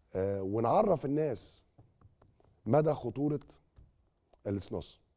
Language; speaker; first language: Arabic; native; Arabic